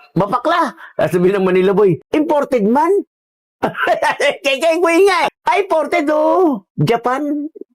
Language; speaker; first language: Filipino; native; Filipino